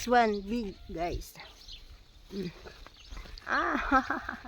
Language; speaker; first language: English; non-native, learner; Filipino